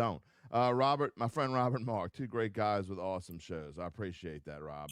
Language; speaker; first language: English; native; English